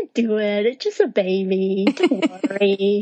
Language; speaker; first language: English; non-native, fluent; Chinese